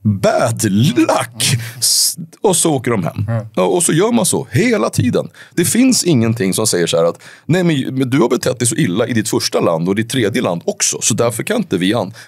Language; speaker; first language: Swedish; native; Swedish